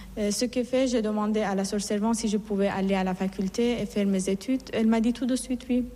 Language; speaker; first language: French; non-native, fluent; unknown